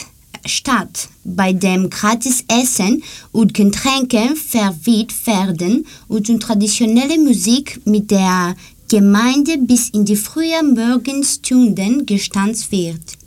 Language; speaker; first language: German; non-native, learner; Greek